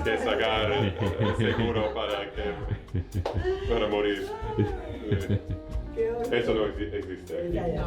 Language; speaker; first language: Spanish; non-native, learner; English